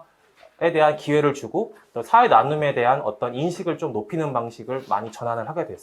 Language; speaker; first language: Korean; native; Korean